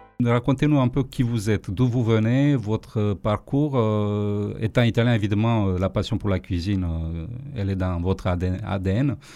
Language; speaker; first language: French; non-native, fluent; Romanian